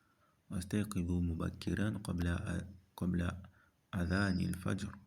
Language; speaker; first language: Arabic; non-native, fluent; French